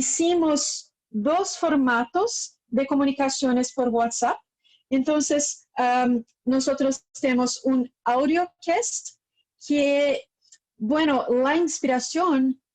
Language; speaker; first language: Spanish; non-native, learner; Portuguese